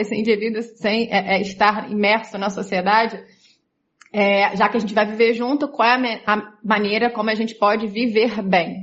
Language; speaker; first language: Portuguese; native; Portuguese